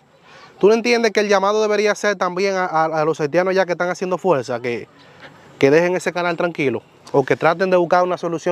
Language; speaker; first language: Spanish; native; Spanish